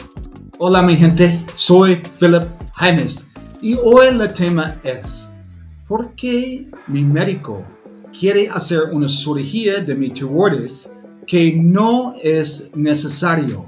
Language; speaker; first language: Spanish; non-native, learner; English